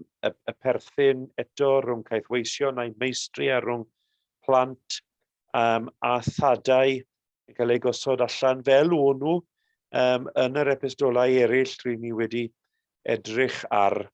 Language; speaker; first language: Welsh; native; Welsh